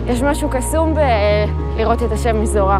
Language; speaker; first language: Hebrew; native; Hebrew